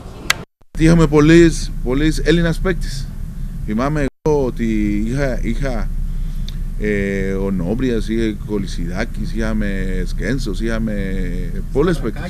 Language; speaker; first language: Greek; non-native, fluent; Spanish